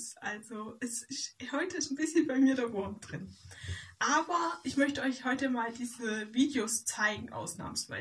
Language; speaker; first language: German; native; German